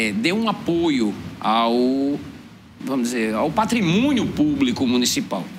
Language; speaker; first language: Portuguese; native; Portuguese